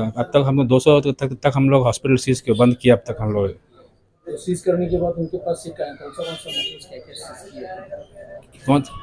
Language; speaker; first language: Hindi; non-native, local second language; Kannada